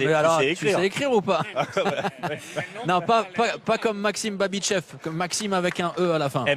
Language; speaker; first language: French; native; French